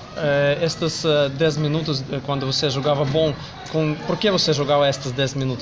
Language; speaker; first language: Portuguese; non-native, learner; Russian